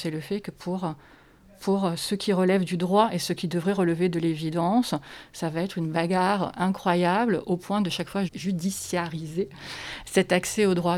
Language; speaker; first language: French; native; French